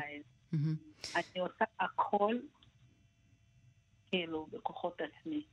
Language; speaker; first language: Hebrew; non-native, fluent; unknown